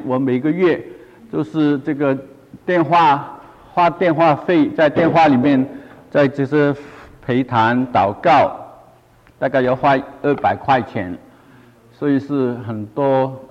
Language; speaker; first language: Chinese; non-native, local second language; Cantonese